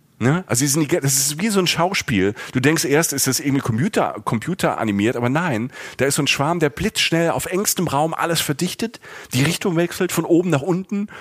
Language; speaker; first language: German; native; German